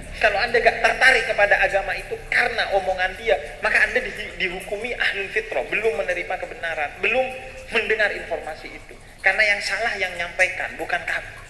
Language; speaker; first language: Indonesian; non-native, local second language; Madurese